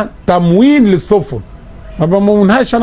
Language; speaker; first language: Arabic; native; Arabic